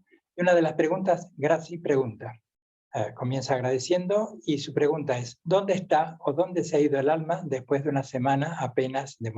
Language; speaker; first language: Spanish; native; Spanish